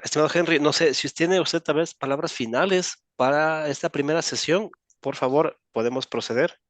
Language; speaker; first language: Spanish; native; Spanish